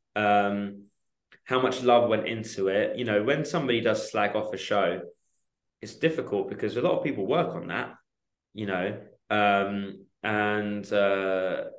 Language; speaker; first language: English; native; English